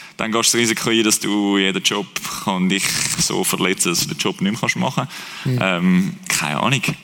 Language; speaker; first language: German; native; German